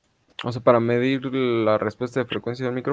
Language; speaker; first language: Spanish; native; Spanish